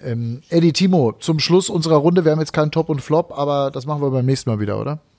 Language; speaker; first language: German; native; German